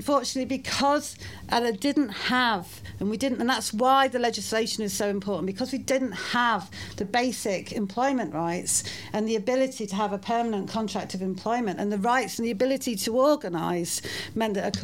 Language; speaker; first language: English; native; English